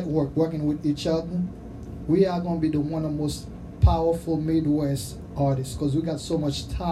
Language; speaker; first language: English; non-native, fluent; Haitian Creole